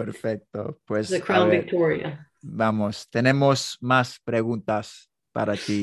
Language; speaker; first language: Spanish; non-native, learner; English